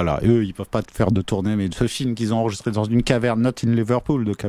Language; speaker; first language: French; native; French